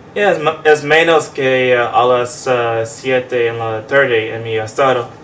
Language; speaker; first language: Spanish; non-native, fluent; English